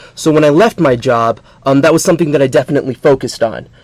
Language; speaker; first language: English; native; English